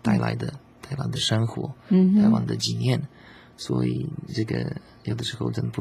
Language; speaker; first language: Chinese; non-native, learner; Slovak